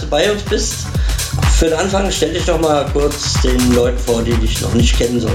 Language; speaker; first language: German; native; German